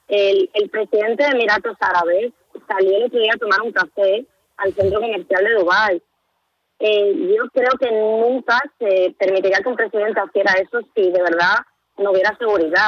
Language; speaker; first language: Spanish; native; Spanish